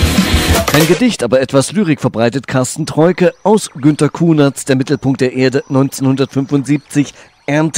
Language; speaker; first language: German; native; German